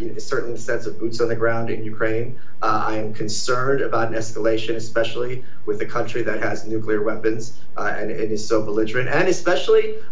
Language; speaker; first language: English; early bilingual, other home language; Ukrainian